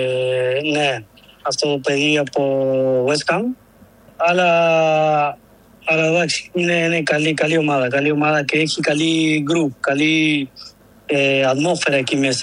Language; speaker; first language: Greek; non-native, learner; Spanish